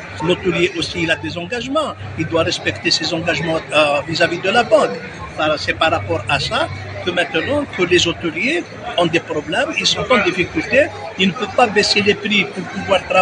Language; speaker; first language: French; non-native, local second language; Arabic